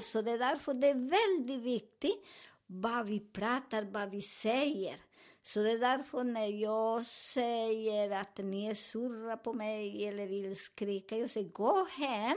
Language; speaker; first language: Swedish; non-native, fluent; Spanish